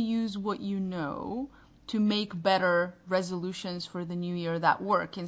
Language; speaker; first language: English; non-native, fluent; Bulgarian